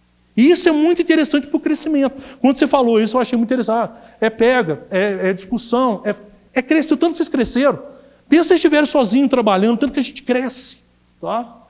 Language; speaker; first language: Portuguese; native; Portuguese